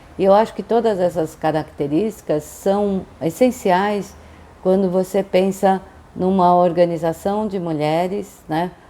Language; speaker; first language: Portuguese; early bilingual, other home language; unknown